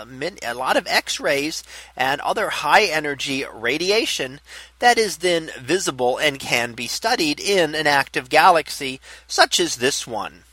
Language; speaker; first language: English; native; English